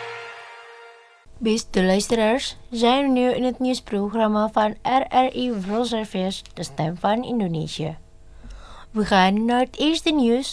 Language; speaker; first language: Dutch; non-native, fluent; Indonesian